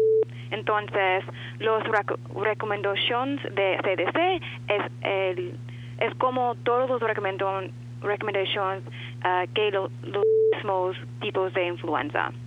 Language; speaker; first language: Spanish; non-native, learner; English